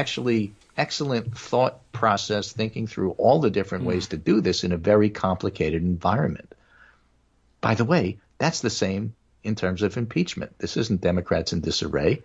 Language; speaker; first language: English; native; English